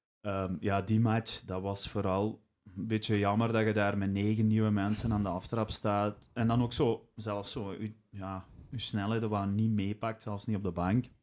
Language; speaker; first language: Dutch; native; Dutch